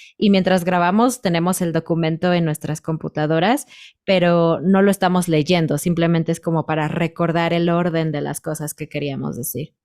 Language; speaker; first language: Spanish; native; Spanish